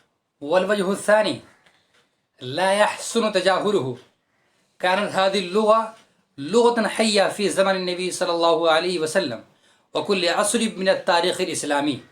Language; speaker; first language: Arabic; non-native, fluent; Urdu